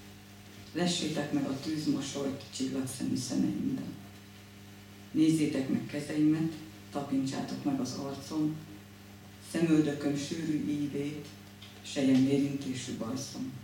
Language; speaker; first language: Hungarian; native; Hungarian